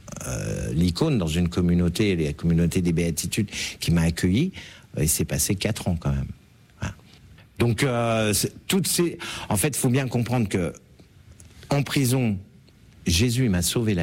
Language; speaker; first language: French; native; French